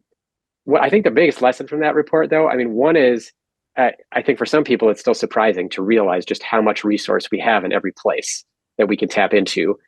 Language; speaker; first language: English; native; English